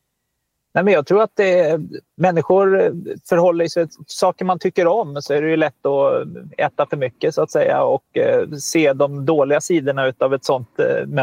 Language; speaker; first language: Swedish; native; Swedish